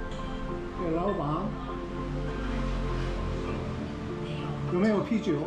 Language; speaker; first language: Chinese; non-native, learner; Korean